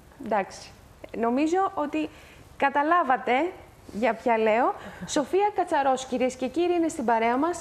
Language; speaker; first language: Greek; native; Greek